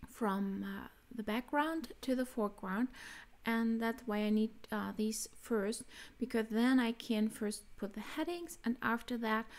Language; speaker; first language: English; non-native, fluent; German